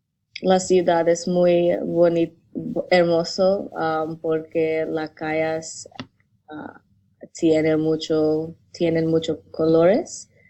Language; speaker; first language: Spanish; non-native, learner; English